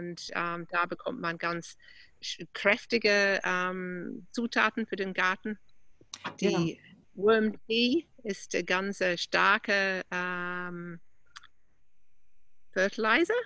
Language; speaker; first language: German; non-native, fluent; English